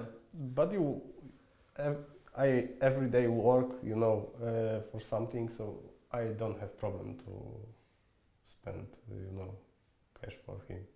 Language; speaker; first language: English; non-native, fluent; Polish